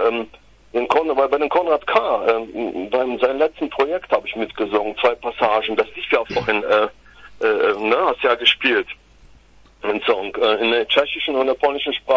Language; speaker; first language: German; native; German